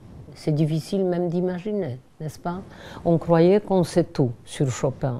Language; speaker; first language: French; non-native, fluent; Polish